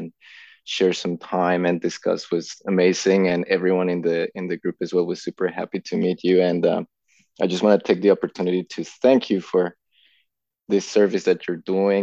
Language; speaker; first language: English; non-native, fluent; Spanish